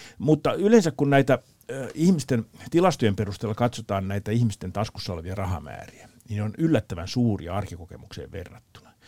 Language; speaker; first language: Finnish; native; Finnish